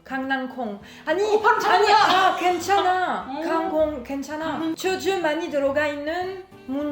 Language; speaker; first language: Korean; non-native, learner; French